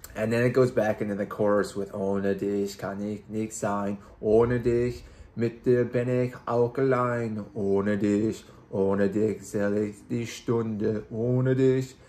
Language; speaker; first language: German; non-native, learner; English